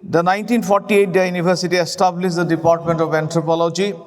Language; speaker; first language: English; non-native, local second language; Assamese